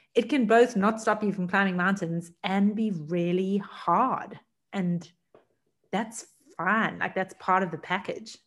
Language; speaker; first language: English; native; English